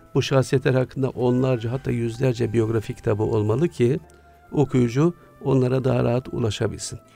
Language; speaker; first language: Turkish; native; Turkish